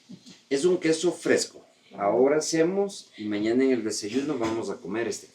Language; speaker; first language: Spanish; native; Spanish